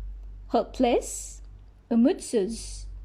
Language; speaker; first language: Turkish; non-native, learner; Bangla